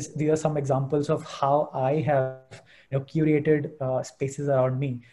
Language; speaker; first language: English; non-native, local second language; Hindi